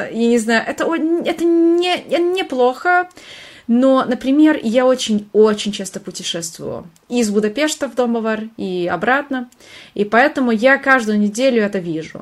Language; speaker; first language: Russian; non-native, fluent; Hungarian